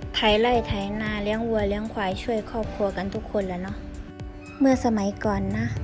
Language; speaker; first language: Thai; native; Thai